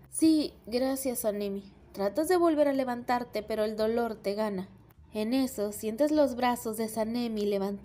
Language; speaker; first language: Spanish; native; Spanish